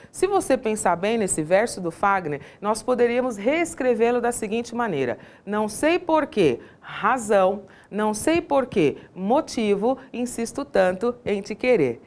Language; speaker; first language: Portuguese; native; Portuguese